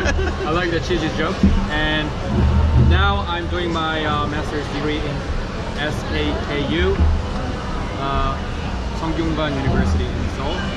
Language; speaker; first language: English; non-native, fluent; Korean